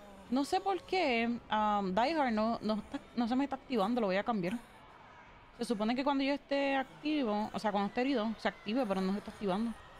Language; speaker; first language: Spanish; native; Spanish